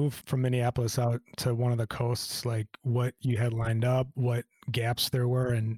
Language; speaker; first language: English; native; English